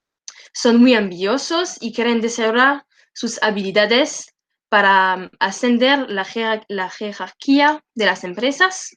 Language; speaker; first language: Spanish; non-native, learner; French